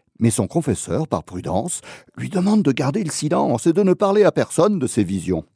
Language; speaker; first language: French; native; French